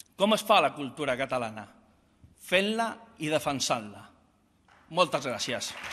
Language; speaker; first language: Catalan; non-native, local second language; Spanish